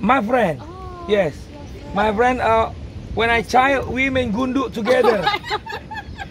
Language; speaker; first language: English; non-native, learner; Indonesian